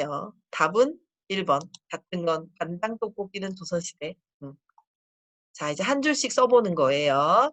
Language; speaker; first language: Korean; native; Korean